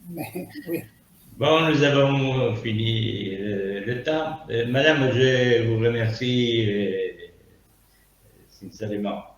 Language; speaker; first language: French; non-native, learner; Italian